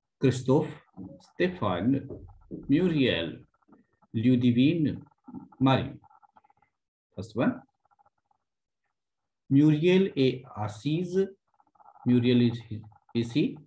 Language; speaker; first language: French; non-native, fluent; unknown